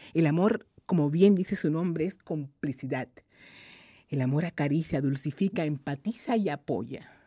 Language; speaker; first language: Spanish; native; Spanish